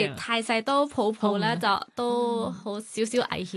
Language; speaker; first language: Cantonese; non-native, fluent; Thai